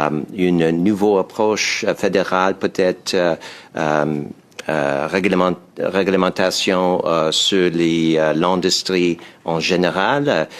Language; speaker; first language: French; non-native, learner; English